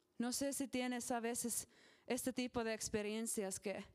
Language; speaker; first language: Spanish; non-native, learner; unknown